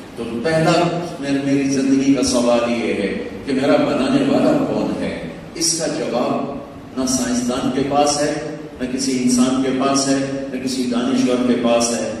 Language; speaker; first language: Urdu; non-native, local second language; Punjabi